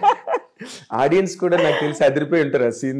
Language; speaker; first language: Telugu; native; Telugu